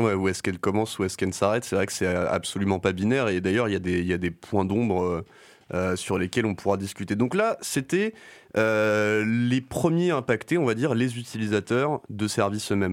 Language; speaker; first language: French; native; French